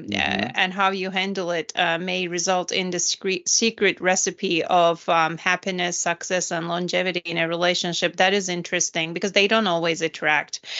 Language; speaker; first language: English; non-native, fluent; Turkish